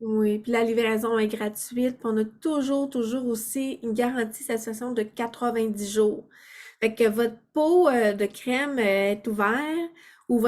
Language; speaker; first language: French; native; French